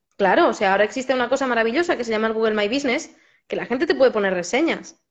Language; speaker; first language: Spanish; native; Spanish